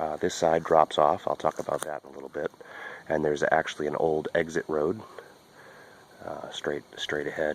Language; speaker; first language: English; native; English